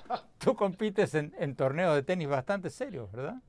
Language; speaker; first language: Spanish; native; Spanish